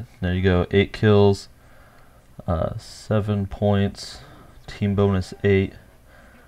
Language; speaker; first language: English; native; English